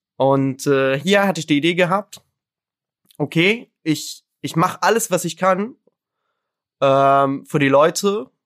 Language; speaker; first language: German; non-native, fluent; Arabic